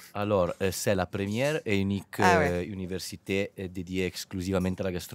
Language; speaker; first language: French; non-native, fluent; Italian